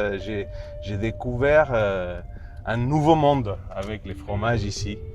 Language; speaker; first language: French; non-native, fluent; Spanish